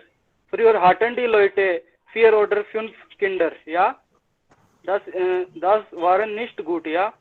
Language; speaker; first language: German; non-native, learner; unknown